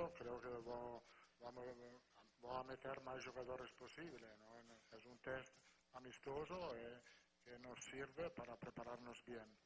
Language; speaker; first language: Portuguese; non-native, fluent; Spanish